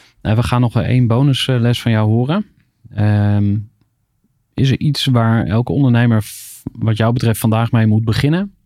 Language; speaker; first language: Dutch; native; Dutch